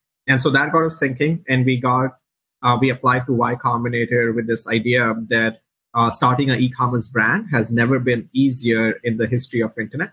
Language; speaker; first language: English; non-native, local second language; Hindi